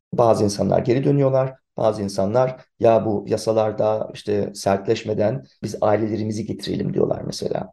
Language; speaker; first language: Turkish; early bilingual, heritage; Turkish